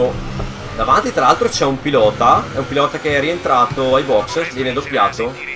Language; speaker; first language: Italian; native; Italian